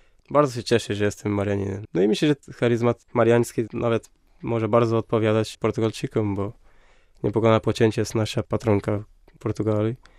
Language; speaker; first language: Polish; non-native, fluent; Portuguese